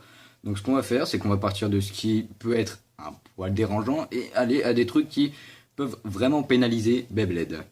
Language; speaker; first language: French; native; French